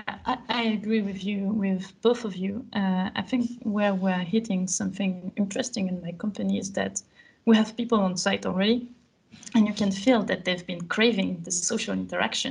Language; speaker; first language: English; non-native, fluent; French